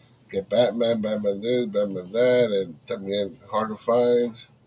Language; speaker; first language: Spanish; early bilingual, heritage; Spanish